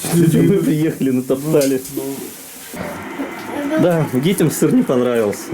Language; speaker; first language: Russian; native; Russian